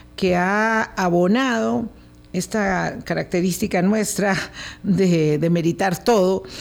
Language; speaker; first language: Spanish; native; Spanish